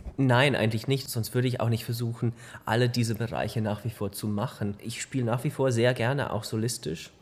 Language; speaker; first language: German; early bilingual, heritage; German